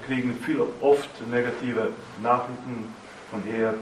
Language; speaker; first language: German; non-native, learner; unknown